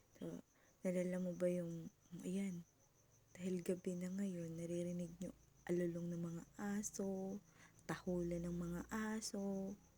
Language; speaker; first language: Filipino; non-native, local second language; Bikol